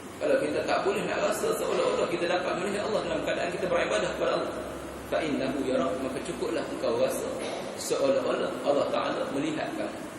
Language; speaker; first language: Malay; native; Malay